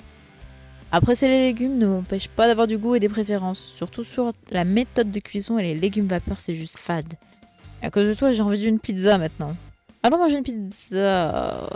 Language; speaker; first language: French; native; French